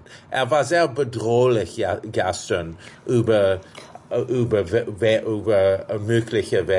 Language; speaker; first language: German; non-native, fluent; English